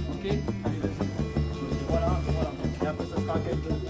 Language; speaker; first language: French; native; French